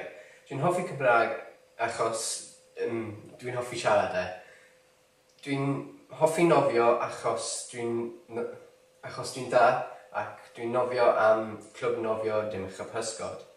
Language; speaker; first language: Welsh; non-native, local second language; English